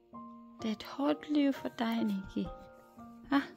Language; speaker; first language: Danish; non-native, learner; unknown